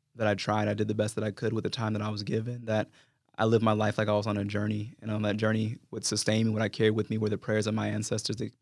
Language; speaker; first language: English; native; English